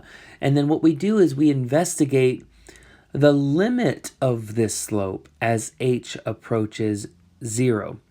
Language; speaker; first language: English; native; English